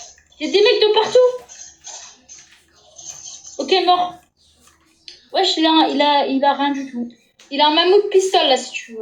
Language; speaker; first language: French; native; French